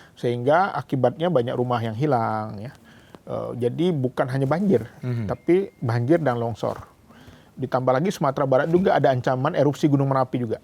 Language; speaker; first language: Indonesian; native; Indonesian